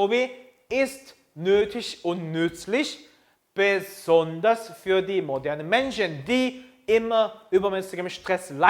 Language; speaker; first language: German; non-native, fluent; Korean